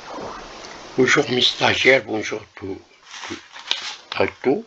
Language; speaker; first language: French; non-native, local second language; Arabic